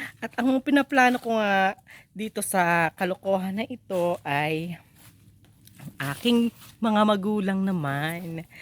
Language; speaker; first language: Filipino; native; Filipino